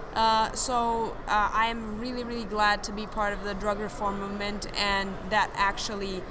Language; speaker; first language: English; non-native, fluent; Serbian